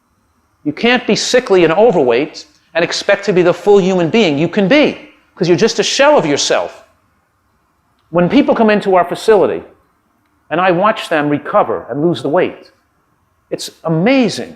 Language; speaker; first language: English; native; English